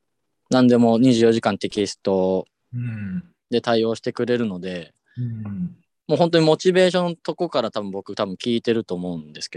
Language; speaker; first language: Japanese; native; Japanese